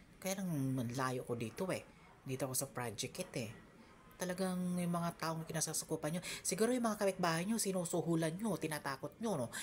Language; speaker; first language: Filipino; non-native, local second language; Cebuano